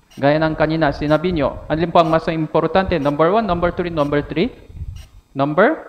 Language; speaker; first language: Filipino; non-native, fluent; Korean